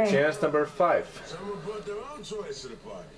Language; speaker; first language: English; non-native, fluent; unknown